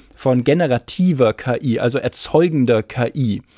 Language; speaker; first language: German; native; German